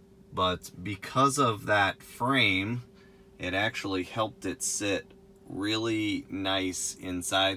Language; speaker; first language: English; native; English